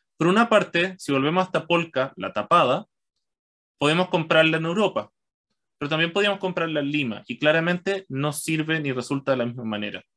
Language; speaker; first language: Spanish; native; Spanish